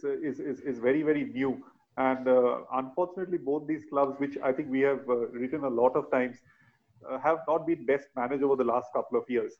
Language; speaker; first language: English; non-native, local second language; Bangla